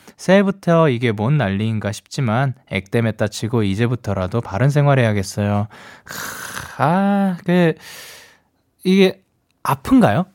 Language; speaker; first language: Korean; early bilingual, heritage; Korean